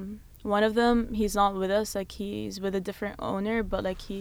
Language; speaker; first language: English; non-native, fluent; Arabic